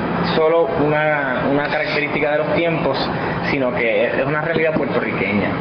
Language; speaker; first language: Spanish; native; Spanish